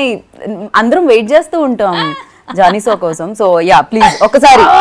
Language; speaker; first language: Telugu; native; Telugu